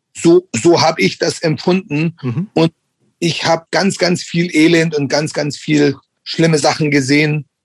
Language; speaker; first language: German; native; German